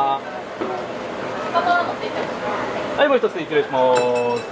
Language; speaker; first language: Japanese; native; Japanese